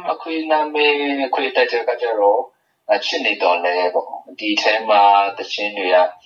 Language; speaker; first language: Burmese; non-native, local second language; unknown